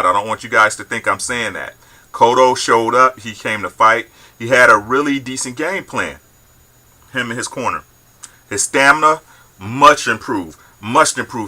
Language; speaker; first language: English; native; English